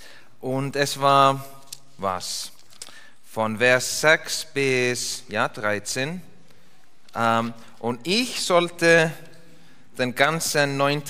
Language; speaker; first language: German; non-native, fluent; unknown